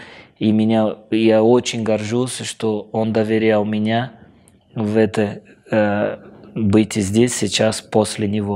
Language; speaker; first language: Russian; non-native, fluent; Portuguese